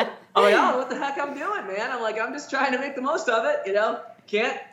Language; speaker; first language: English; native; English